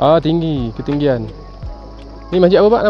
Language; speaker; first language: Malay; native; Malay